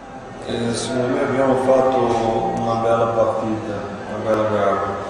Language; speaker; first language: Italian; non-native, fluent; Portuguese